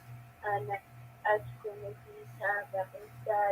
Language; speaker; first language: Arabic; non-native, learner; English